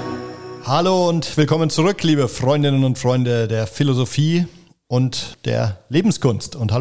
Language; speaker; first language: German; native; German